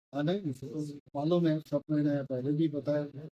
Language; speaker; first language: Hindi; non-native, local second language; Bangla